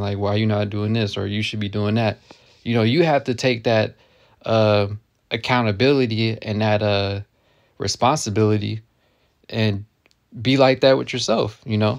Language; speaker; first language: English; native; English